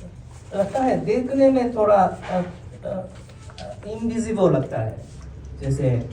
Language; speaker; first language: Hindi; non-native, fluent; Japanese